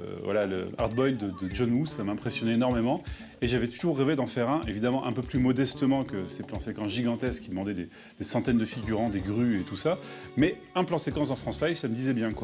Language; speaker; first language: French; native; French